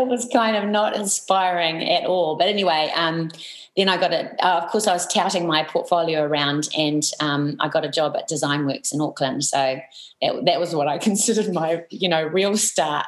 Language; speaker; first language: English; native; English